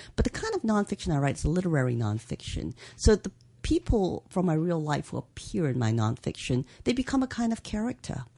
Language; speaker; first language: English; native; English